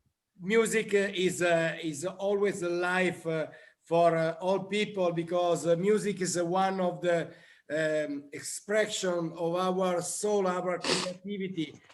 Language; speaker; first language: English; non-native, learner; Italian